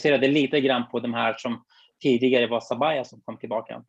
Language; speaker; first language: Swedish; non-native, fluent; Kurdish